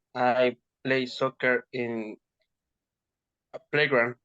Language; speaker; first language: English; non-native, learner; Spanish